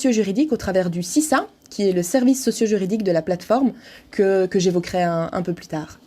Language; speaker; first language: French; native; French